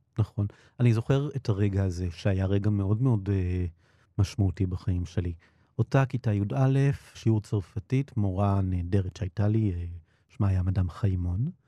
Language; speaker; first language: Hebrew; native; Hebrew